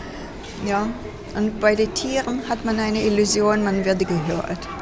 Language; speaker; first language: German; non-native, fluent; Russian